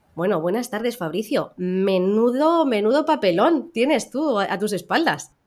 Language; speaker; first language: Spanish; native; Spanish